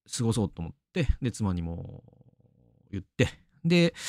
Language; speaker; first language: Japanese; native; Japanese